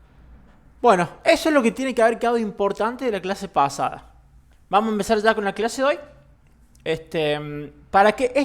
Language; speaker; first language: Spanish; native; Spanish